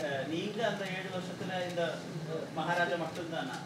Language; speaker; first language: Tamil; non-native, local second language; Malayalam